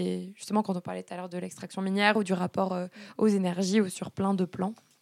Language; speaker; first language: French; native; French